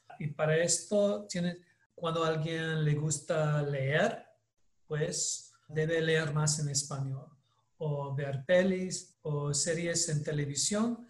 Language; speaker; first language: Spanish; non-native, learner; English